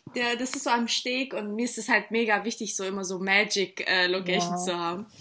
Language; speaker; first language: German; early bilingual, other home language; Portuguese